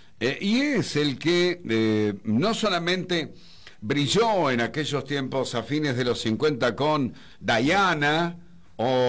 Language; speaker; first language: Spanish; native; Spanish